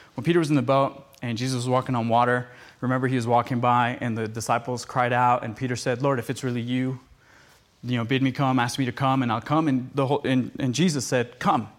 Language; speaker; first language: English; early bilingual, other home language; Spanish